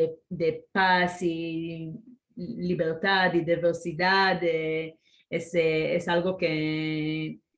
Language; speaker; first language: Spanish; non-native, fluent; Hebrew